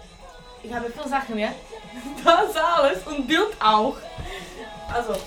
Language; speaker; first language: German; non-native, learner; Slovak